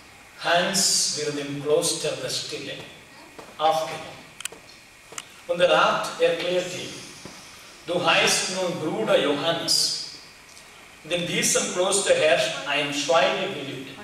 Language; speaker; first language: German; non-native, learner; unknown